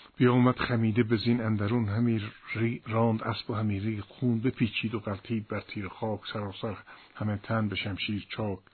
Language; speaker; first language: Persian; native; Persian